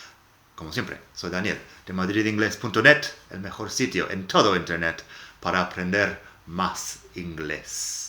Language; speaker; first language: Spanish; non-native, fluent; English